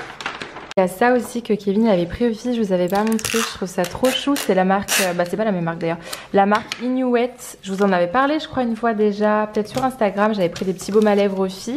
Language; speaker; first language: French; native; French